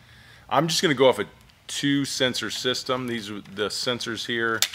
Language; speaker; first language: English; native; English